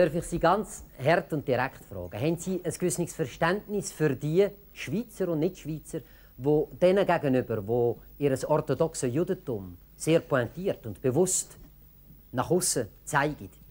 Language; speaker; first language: German; native; German